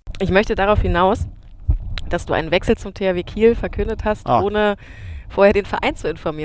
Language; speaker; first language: German; native; German